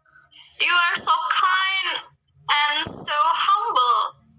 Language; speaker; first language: English; non-native, learner; Indonesian